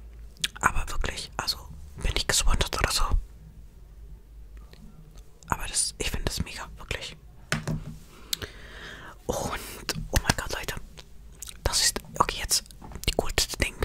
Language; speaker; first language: German; non-native, fluent; Estonian